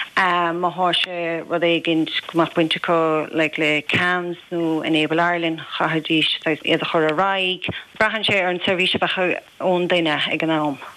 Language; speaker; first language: Irish; native; Irish